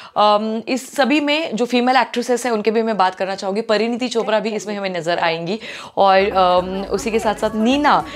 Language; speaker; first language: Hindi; non-native, local second language; Marathi